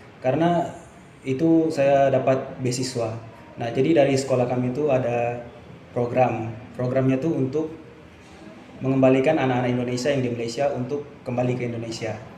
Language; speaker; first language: Indonesian; early bilingual, heritage; Indonesian